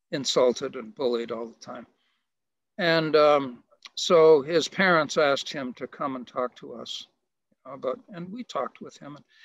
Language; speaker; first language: English; native; English